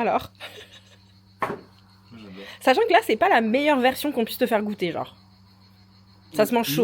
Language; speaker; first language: French; native; French